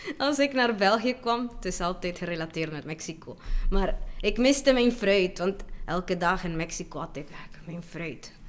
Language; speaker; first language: Dutch; non-native, fluent; Spanish